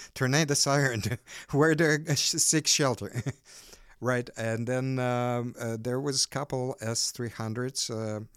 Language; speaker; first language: English; non-native, fluent; Ukrainian